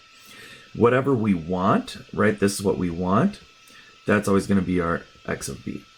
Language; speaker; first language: English; native; English